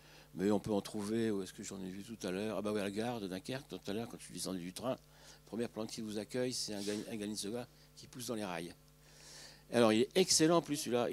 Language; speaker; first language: French; native; French